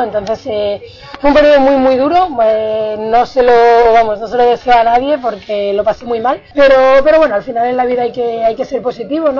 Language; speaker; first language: Spanish; native; Spanish